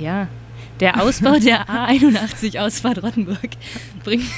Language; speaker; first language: German; native; German